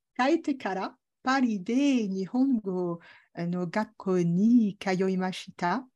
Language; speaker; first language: Japanese; non-native, learner; French